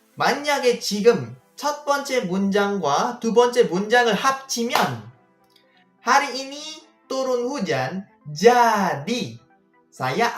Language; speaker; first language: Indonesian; non-native, fluent; Korean